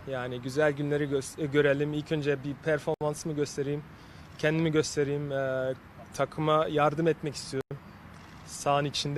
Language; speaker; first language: Turkish; early bilingual, heritage; Turkish